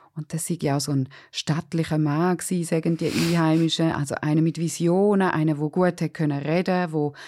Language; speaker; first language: German; native; German